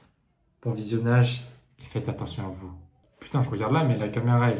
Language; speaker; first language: French; native; French